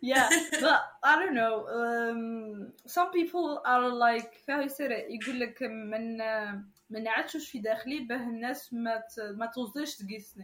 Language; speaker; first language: English; non-native, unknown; Arabic